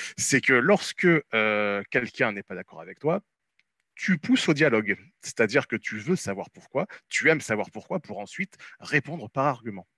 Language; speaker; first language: French; native; French